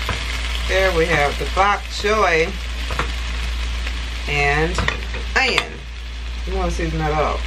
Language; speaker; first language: English; native; English